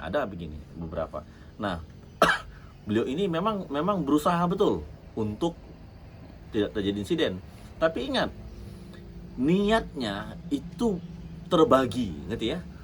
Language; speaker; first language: Indonesian; native; Indonesian